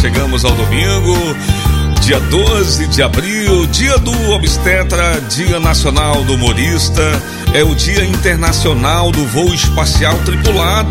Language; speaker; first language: Portuguese; native; Portuguese